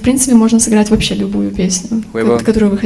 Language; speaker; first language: Russian; native; Russian